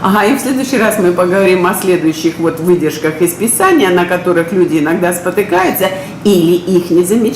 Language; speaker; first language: Russian; native; Russian